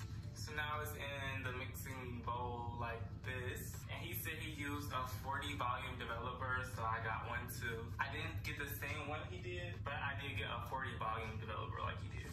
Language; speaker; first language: English; native; English